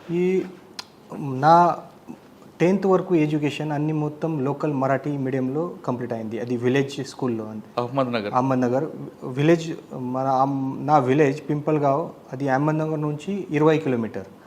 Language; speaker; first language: Telugu; non-native, learner; Marathi